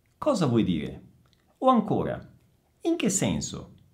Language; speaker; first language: Italian; native; Italian